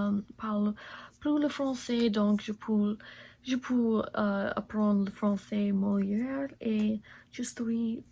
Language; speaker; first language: French; non-native, learner; English